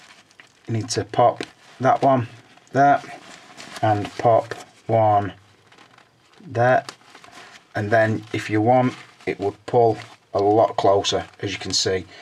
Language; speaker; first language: English; native; English